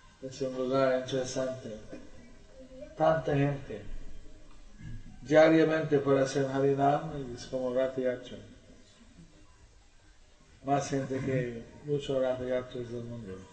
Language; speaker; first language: Spanish; non-native, learner; English